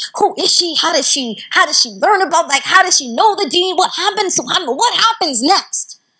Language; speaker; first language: English; native; English